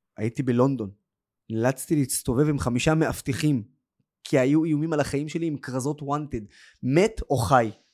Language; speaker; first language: Hebrew; non-native, local second language; Arabic